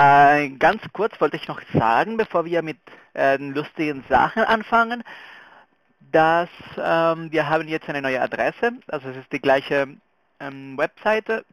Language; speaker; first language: German; non-native, fluent; Spanish